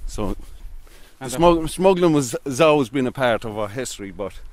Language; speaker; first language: English; native; English